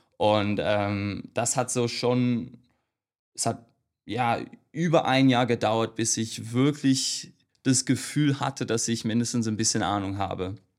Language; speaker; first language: German; non-native, fluent; English